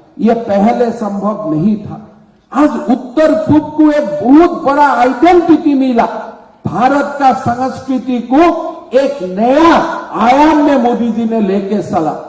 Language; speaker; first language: Hindi; non-native, local second language; Assamese